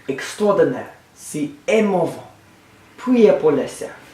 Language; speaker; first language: French; non-native, learner; English